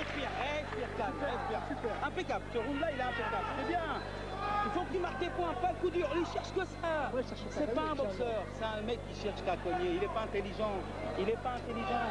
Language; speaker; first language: French; native; French